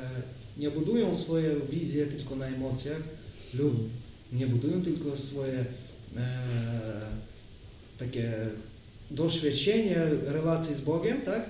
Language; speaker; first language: Polish; non-native, learner; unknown